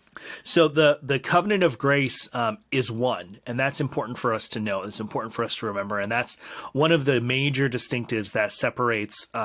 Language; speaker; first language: English; native; English